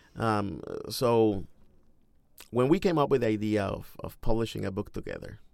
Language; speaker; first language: English; non-native, fluent; Spanish